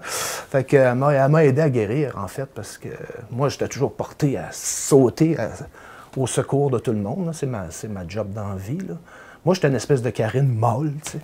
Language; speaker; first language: French; native; French